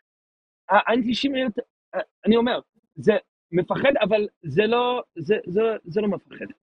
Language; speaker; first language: Hebrew; non-native, fluent; English